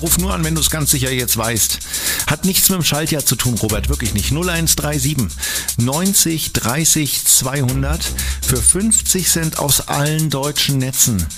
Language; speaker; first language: German; native; German